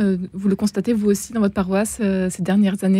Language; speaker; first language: French; native; French